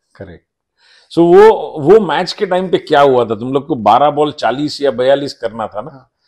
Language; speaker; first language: Hindi; non-native, local second language; Marathi